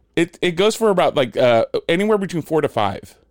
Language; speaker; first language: English; native; English